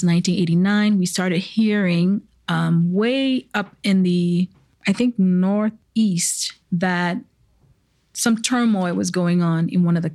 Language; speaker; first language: English; native; English